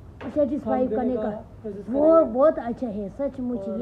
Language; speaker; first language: Hindi; non-native, local second language; Tibetan